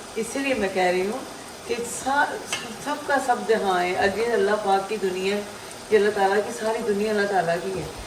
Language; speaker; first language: Urdu; non-native, local second language; Punjabi